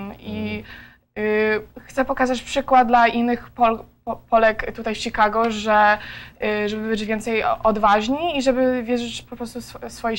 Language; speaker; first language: Polish; early bilingual, heritage; Polish